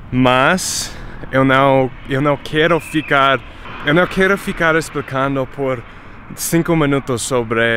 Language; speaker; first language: Portuguese; non-native, fluent; English